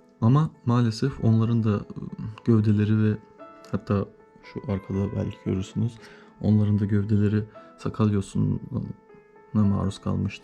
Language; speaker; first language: Turkish; native; Turkish